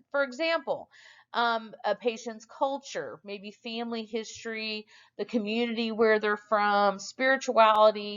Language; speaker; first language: English; native; English